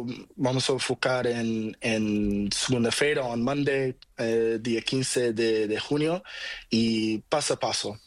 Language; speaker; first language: Spanish; non-native, learner; Portuguese